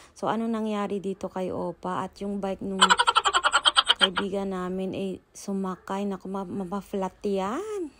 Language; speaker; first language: Filipino; native; Filipino